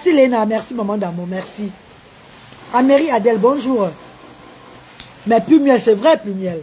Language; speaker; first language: French; non-native, local second language; Lingala